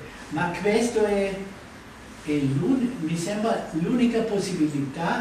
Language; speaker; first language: Italian; non-native, fluent; German